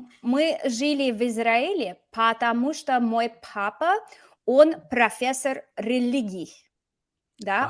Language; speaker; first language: Russian; non-native, fluent; English